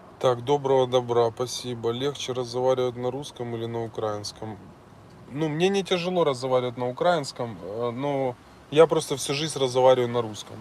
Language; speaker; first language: Russian; native; Russian